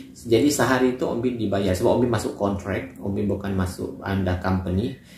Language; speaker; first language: Malay; native; Malay